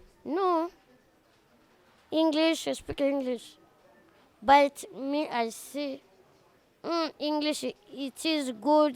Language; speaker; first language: English; non-native, learner; Lingala